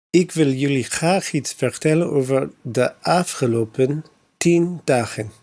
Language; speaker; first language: Dutch; non-native, learner; English